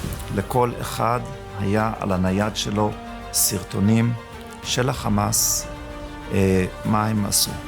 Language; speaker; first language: Hebrew; early bilingual, other home language; German